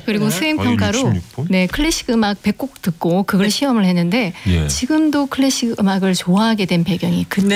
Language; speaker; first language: Korean; native; Korean